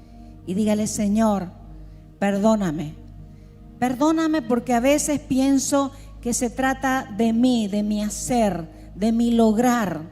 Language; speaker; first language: Spanish; native; Spanish